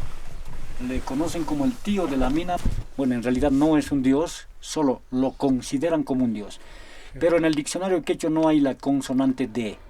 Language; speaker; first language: Spanish; native; Spanish